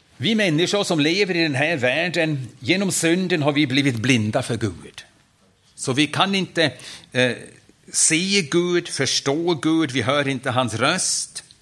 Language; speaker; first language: Swedish; non-native, fluent; German